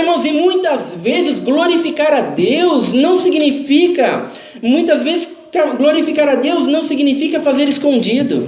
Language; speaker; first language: Portuguese; native; Portuguese